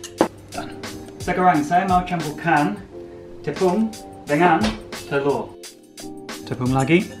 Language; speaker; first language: Indonesian; non-native, fluent; English